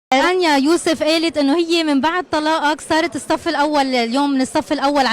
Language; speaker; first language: Arabic; native; Arabic